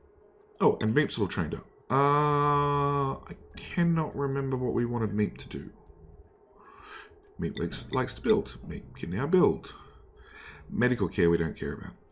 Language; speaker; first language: English; native; English